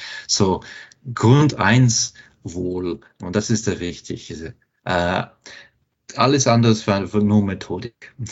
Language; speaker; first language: German; non-native, fluent; English